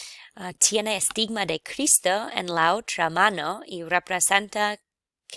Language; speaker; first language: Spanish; non-native, fluent; English